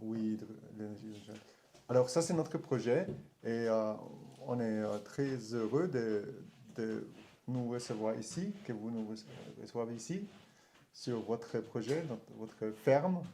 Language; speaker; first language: French; non-native, learner; German